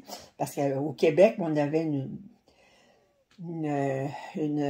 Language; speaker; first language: French; native; French